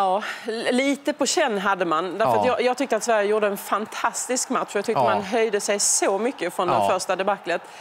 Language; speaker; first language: Swedish; native; Swedish